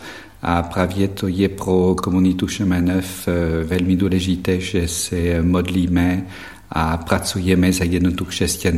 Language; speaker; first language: Czech; non-native, fluent; French